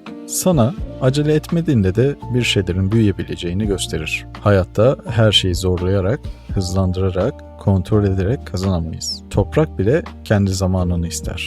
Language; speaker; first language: Turkish; native; Turkish